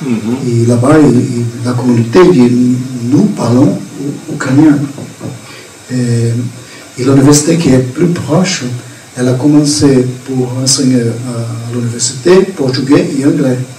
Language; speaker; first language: French; non-native, fluent; Portuguese